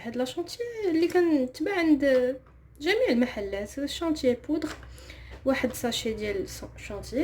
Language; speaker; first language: Arabic; native; Arabic